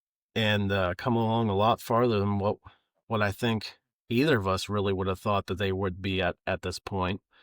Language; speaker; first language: English; native; English